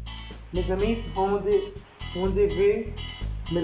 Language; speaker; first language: French; non-native, learner; Spanish